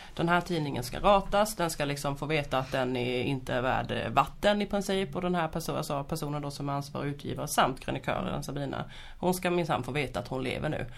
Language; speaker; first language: Swedish; native; Swedish